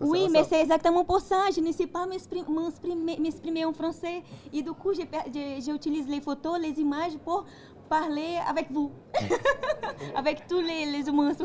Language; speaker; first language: French; non-native, fluent; Portuguese